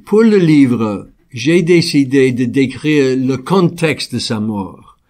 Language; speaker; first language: French; non-native, fluent; English